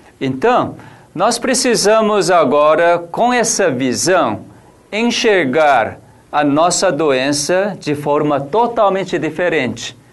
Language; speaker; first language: Portuguese; non-native, fluent; Korean